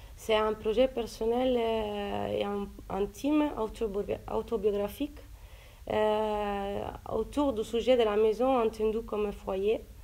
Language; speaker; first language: French; non-native, fluent; Italian